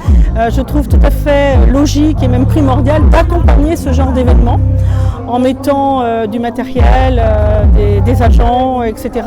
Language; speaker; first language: French; native; French